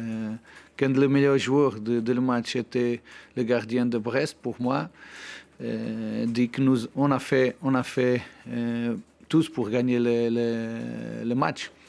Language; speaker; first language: French; non-native, learner; Portuguese